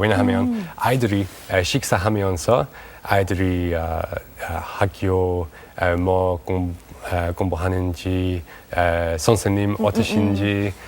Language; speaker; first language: Korean; non-native, learner; English